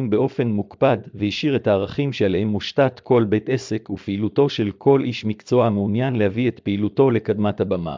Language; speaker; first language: Hebrew; native; Hebrew